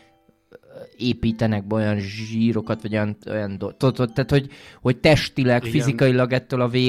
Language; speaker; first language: Hungarian; native; Hungarian